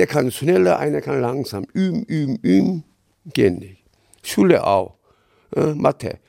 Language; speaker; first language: German; non-native, learner; Korean